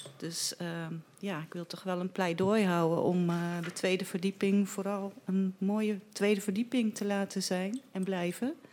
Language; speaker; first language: Dutch; native; Dutch